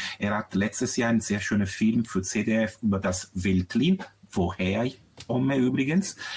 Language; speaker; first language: German; non-native, fluent; Italian